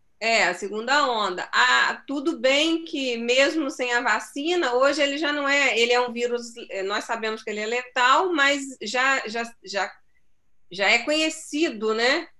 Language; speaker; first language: Portuguese; native; Portuguese